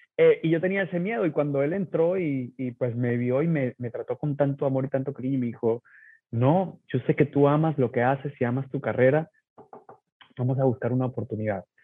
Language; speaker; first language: Spanish; native; Spanish